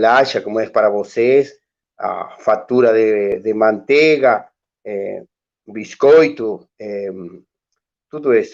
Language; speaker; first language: Portuguese; non-native, learner; Spanish